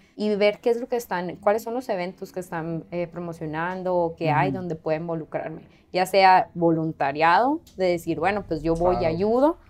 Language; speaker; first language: Spanish; native; Spanish